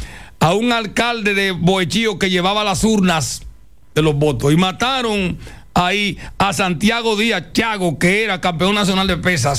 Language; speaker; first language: Spanish; native; Spanish